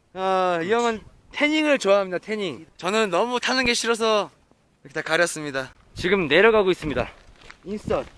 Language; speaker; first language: Korean; native; Korean